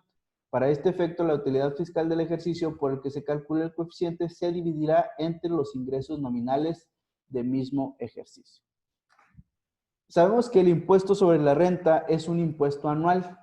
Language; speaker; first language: Spanish; native; Spanish